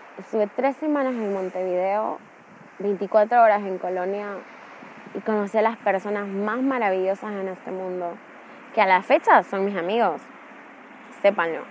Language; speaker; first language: Spanish; native; Spanish